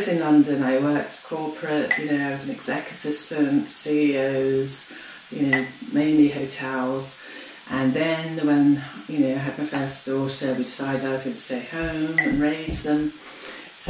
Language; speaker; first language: English; native; English